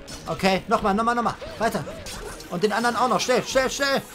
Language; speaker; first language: German; native; German